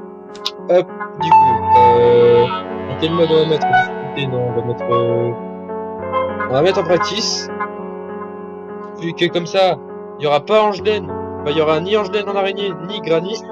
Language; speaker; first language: French; native; French